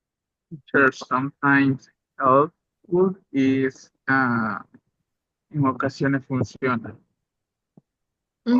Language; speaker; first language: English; non-native, learner; Spanish